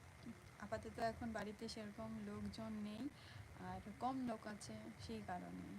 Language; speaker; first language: Bangla; non-native, local second language; Santali